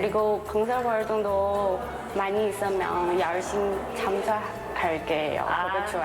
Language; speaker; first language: Korean; non-native, learner; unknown